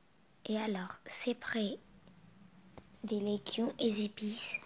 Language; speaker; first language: French; non-native, learner; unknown